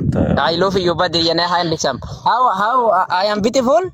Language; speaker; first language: English; non-native, learner; Oromo